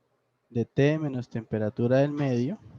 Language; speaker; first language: Spanish; native; Spanish